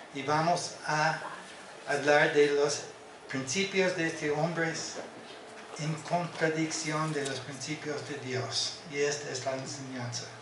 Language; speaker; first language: Spanish; non-native, learner; English